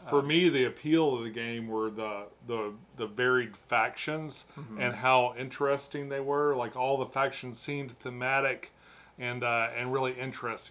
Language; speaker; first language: English; native; English